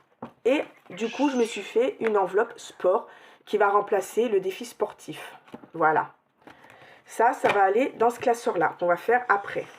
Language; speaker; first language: French; native; French